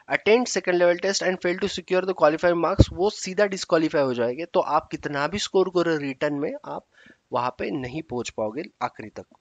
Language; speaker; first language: Hindi; native; Hindi